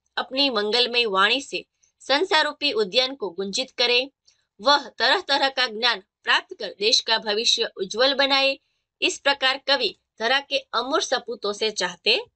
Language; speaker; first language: Hindi; non-native, local second language; Gujarati